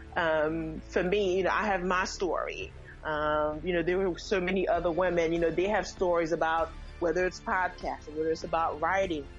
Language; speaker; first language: English; early bilingual, other home language; Haitian Creole